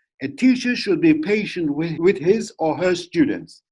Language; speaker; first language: English; non-native, fluent; Turkish